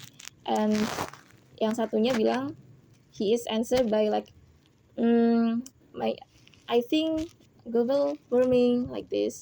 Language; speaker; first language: English; non-native, learner; Indonesian